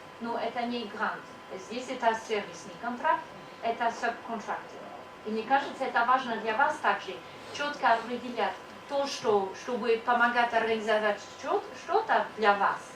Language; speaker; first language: Russian; non-native, learner; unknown